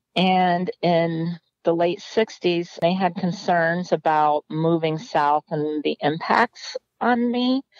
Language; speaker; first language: English; native; English